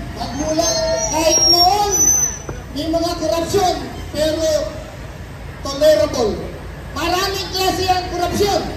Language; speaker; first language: Filipino; non-native, local second language; Iloko